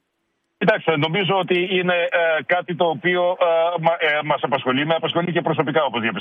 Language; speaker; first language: Greek; native; Greek